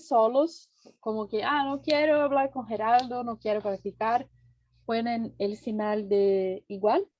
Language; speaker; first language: Spanish; non-native, fluent; Portuguese